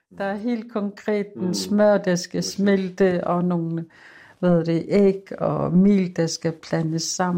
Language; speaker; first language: Danish; non-native, local second language; Kalaallisut